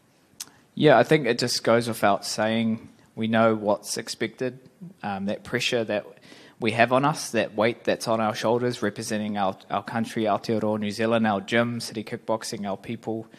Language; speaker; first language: English; native; English